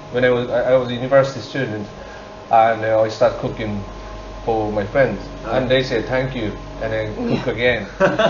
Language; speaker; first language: English; non-native, learner; Japanese